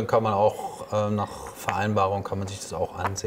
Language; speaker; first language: German; native; German